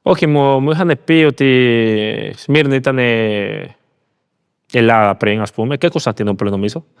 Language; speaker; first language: Greek; non-native, learner; Spanish